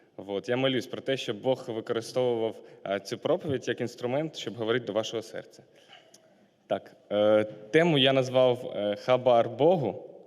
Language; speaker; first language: Ukrainian; non-native, local second language; Russian